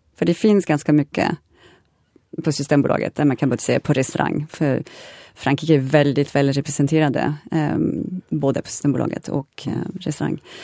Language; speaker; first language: Swedish; non-native, fluent; French